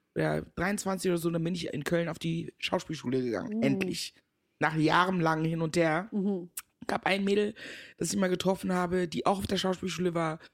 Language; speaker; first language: German; early bilingual, other home language; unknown